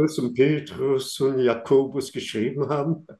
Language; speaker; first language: German; non-native, fluent; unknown